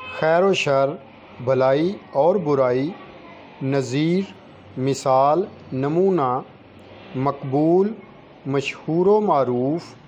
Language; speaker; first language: Urdu; non-native, local second language; Punjabi